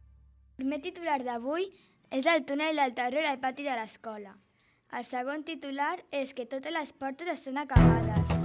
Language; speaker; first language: Catalan; native; Catalan